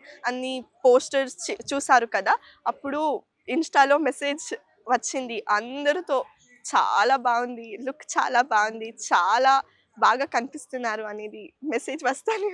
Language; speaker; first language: Telugu; non-native, learner; Kannada